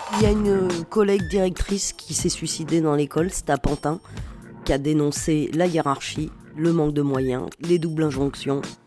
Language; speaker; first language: French; native; French